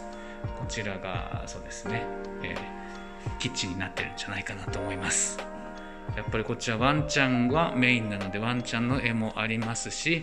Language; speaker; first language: Japanese; native; Japanese